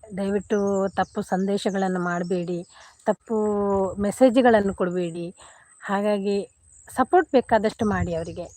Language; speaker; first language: Kannada; non-native, local second language; Tulu